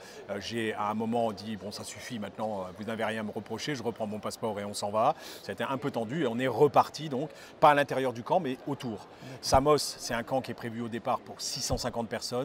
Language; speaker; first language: French; native; French